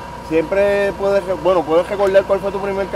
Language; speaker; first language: Spanish; native; Spanish